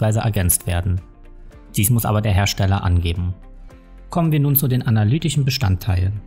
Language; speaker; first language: German; native; German